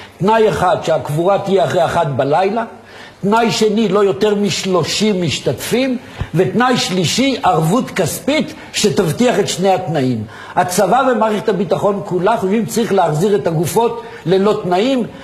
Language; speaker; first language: Hebrew; non-native, local second language; Arabic